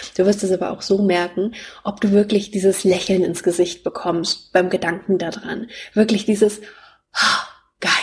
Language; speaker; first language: German; native; German